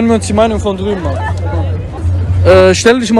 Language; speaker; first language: German; native; German